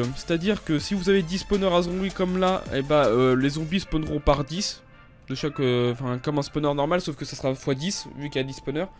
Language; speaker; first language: French; native; French